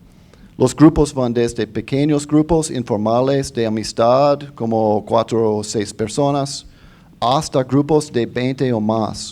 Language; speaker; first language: Spanish; non-native, fluent; English